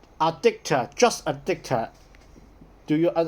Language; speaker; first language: English; non-native, learner; Cantonese